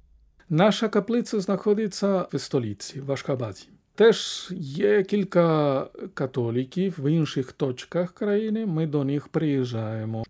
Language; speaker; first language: Ukrainian; non-native, fluent; Spanish